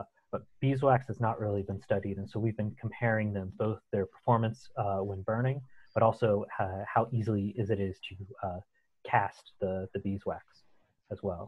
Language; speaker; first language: English; native; English